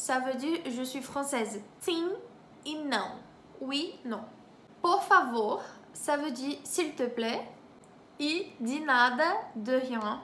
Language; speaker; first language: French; non-native, fluent; Portuguese